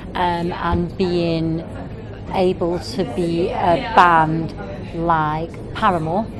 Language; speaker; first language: English; native; English